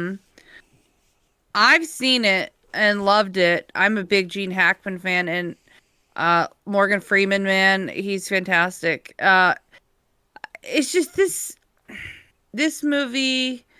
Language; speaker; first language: English; native; English